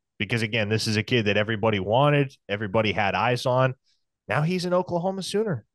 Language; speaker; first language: English; native; English